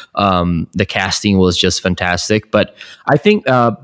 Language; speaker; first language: English; non-native, fluent; Portuguese